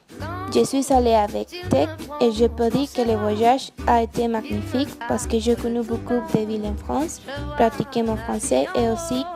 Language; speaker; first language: French; non-native, learner; Spanish